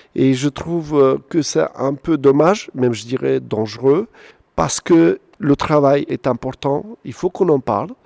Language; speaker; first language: French; non-native, fluent; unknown